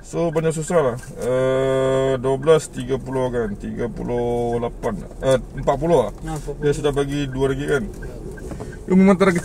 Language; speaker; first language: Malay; non-native, local second language; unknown